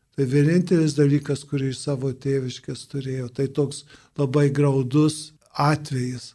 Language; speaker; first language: Lithuanian; early bilingual, heritage; Lithuanian